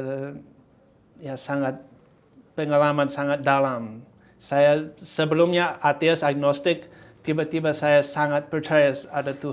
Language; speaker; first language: Indonesian; non-native, fluent; English